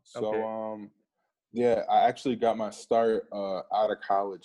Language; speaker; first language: English; native; English